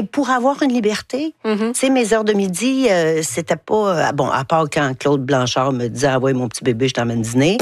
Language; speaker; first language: French; native; French